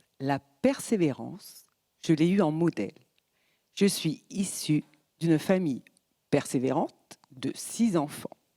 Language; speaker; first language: French; early bilingual, other home language; Portuguese